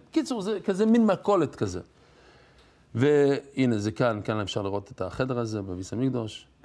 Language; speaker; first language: Hebrew; non-native, fluent; English